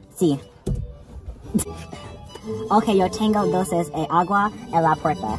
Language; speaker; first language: Spanish; non-native, learner; English